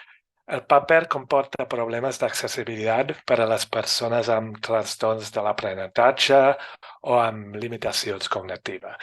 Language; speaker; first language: Catalan; non-native, fluent; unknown